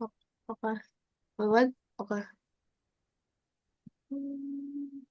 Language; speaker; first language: English; non-native, learner; Indonesian